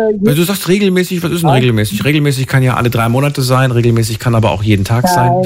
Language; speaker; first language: German; native; German